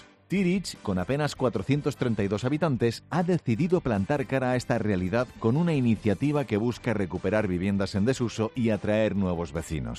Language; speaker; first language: Spanish; native; Spanish